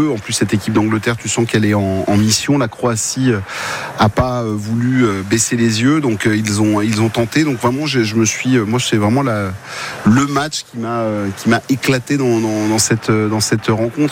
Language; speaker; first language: French; native; French